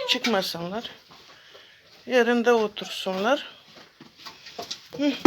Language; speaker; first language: Turkish; non-native, learner; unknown